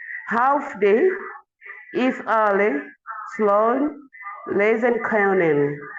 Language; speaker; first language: German; non-native, learner; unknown